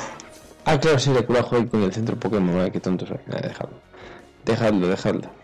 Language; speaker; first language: Spanish; native; Spanish